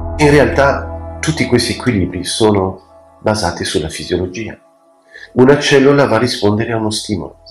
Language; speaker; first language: Italian; non-native, fluent; French